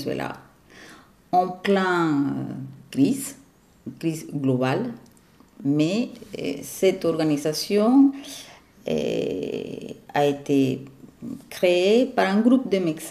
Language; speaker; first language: French; non-native, fluent; Spanish